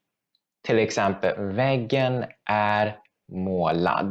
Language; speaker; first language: Swedish; non-native, fluent; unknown